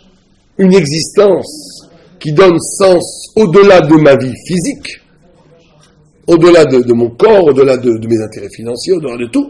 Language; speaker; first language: French; native; French